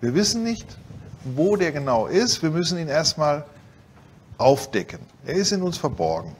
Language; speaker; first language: German; native; German